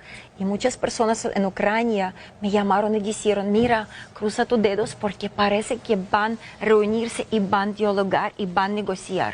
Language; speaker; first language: Spanish; non-native, fluent; Ukrainian